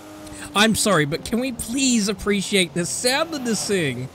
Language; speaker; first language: English; native; English